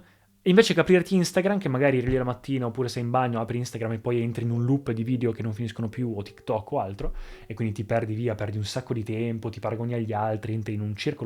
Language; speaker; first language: Italian; native; Italian